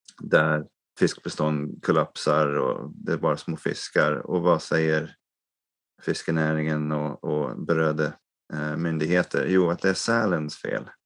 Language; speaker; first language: Swedish; non-native, fluent; English